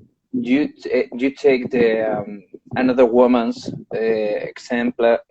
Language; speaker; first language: English; non-native, learner; Spanish